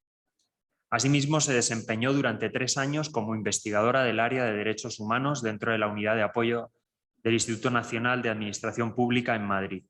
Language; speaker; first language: Spanish; native; Spanish